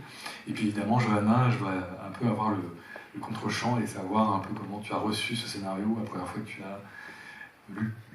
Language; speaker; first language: French; native; French